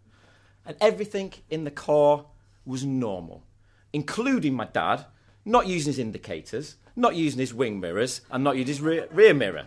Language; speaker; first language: English; native; English